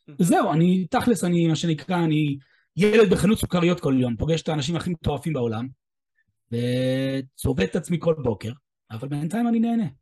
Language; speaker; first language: Hebrew; non-native, fluent; English